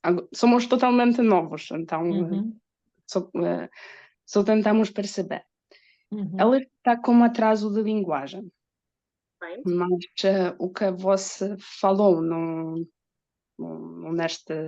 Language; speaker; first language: Portuguese; non-native, learner; Polish